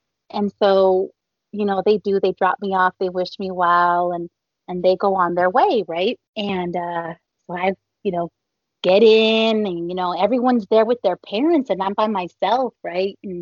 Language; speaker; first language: English; early bilingual, other home language; Spanish